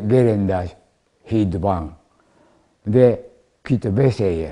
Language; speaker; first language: Hungarian; non-native, learner; Japanese